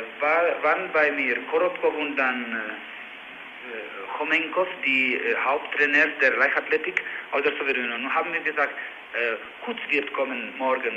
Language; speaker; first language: German; non-native, learner; Czech